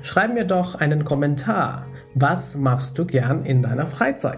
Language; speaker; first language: German; non-native, fluent; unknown